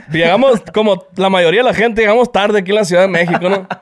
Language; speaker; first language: Spanish; native; Spanish